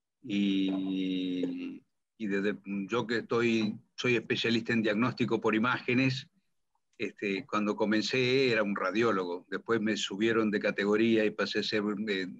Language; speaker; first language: Spanish; native; Spanish